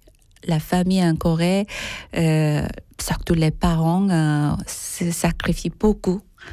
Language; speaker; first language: French; non-native, fluent; Korean